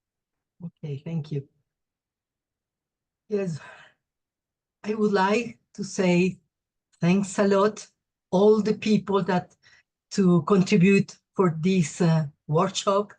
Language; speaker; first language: English; non-native, learner; Spanish